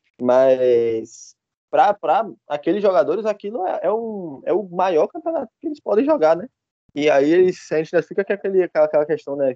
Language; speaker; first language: Portuguese; native; Portuguese